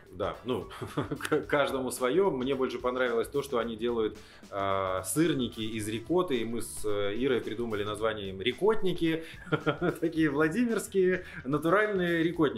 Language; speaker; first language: Russian; native; Russian